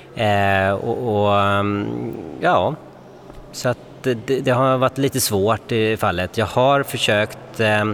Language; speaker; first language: Swedish; early bilingual, other home language; Bangla